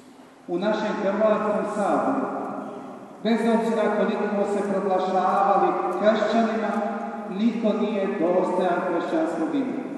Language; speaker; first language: Serbian; native; Serbian